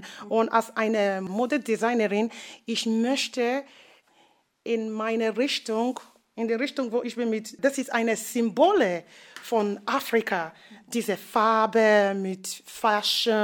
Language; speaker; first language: German; non-native, learner; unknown